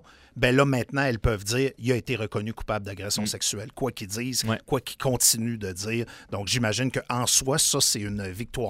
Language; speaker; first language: French; native; French